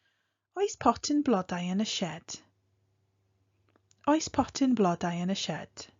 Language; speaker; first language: Welsh; non-native, local second language; English